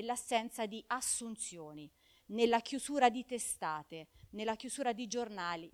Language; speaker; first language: Italian; native; Italian